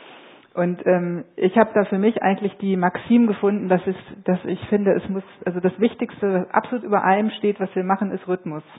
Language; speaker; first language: German; native; German